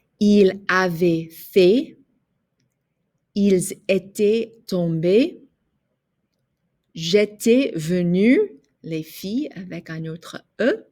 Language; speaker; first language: French; non-native, fluent; English